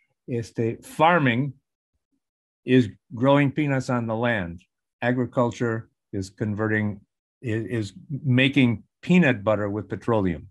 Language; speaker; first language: English; native; English